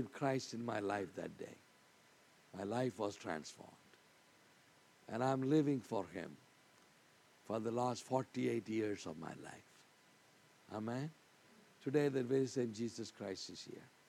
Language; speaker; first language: English; non-native, local second language; Malayalam